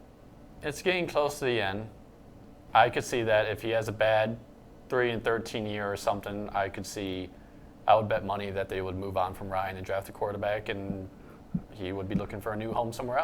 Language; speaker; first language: English; native; English